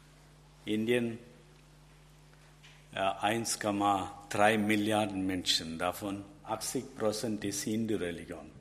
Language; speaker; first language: German; non-native, learner; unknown